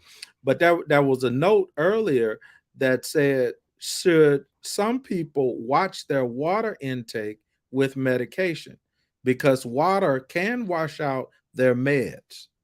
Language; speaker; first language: English; native; English